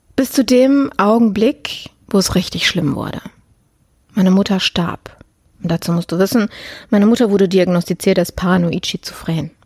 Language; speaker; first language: German; early bilingual, other home language; Polish